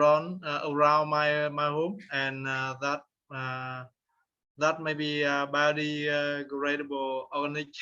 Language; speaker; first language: English; non-native, learner; Vietnamese